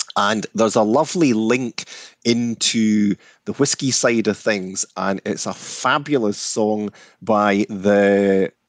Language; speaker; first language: English; native; English